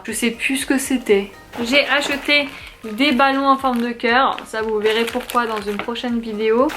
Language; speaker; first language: French; native; French